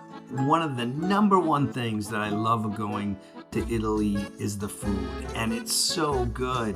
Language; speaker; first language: English; native; English